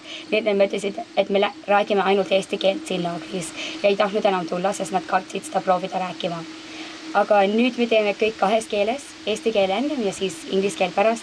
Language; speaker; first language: Estonian; early bilingual, heritage; Estonian